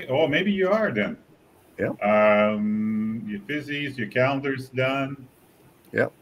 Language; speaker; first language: English; native; English